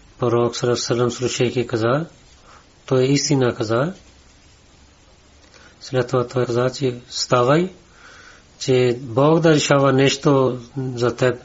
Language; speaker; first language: Bulgarian; non-native, learner; Urdu